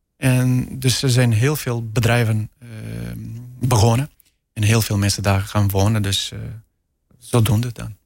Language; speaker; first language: Dutch; non-native, fluent; Portuguese